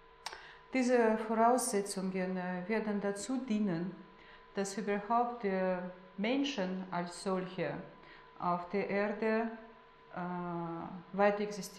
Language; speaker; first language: German; non-native, fluent; Russian